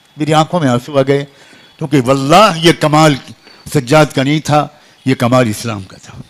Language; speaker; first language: Urdu; native; Urdu